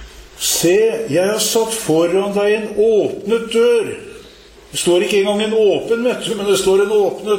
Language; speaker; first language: Norwegian; native; Norwegian